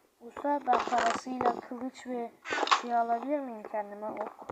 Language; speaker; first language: Turkish; native; Turkish